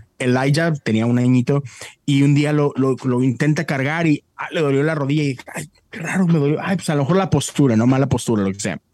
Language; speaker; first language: Spanish; native; Spanish